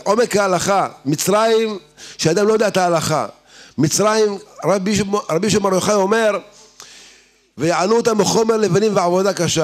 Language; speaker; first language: Hebrew; native; Hebrew